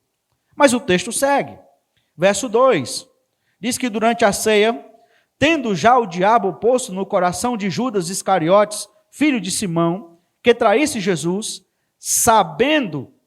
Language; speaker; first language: Portuguese; native; Portuguese